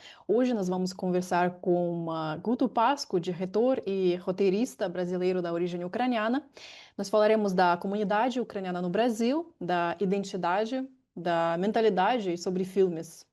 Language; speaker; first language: Portuguese; non-native, fluent; Ukrainian